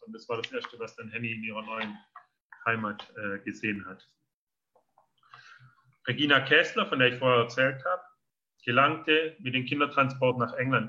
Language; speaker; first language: German; native; German